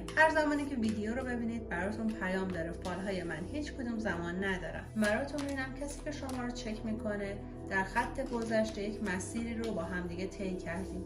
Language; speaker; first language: Persian; native; Persian